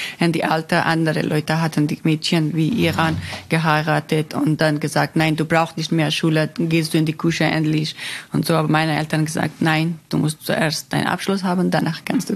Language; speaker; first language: German; non-native, learner; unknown